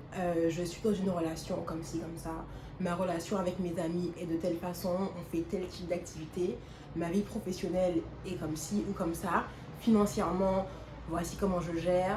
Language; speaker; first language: French; native; French